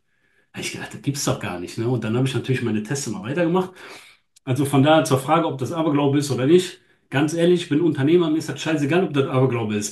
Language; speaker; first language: German; native; German